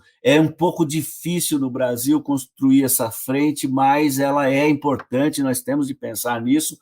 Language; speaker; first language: Portuguese; native; Portuguese